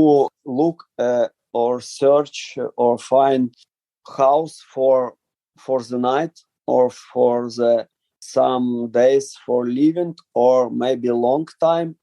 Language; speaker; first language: English; non-native, learner; Ukrainian